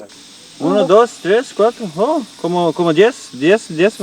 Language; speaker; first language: Spanish; non-native, learner; Serbian